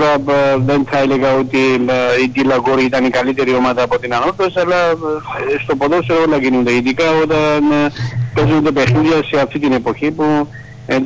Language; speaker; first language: Greek; non-native, fluent; Georgian